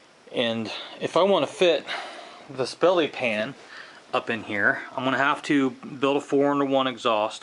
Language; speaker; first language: English; native; English